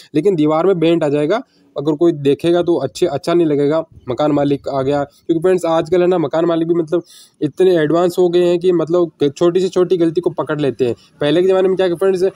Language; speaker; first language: Hindi; native; Hindi